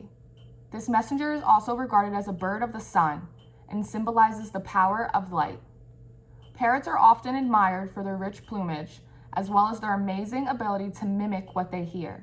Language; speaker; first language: English; native; English